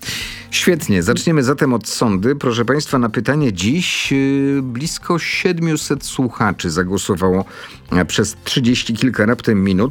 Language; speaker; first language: Polish; native; Polish